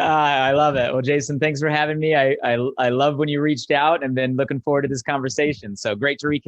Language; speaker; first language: English; native; English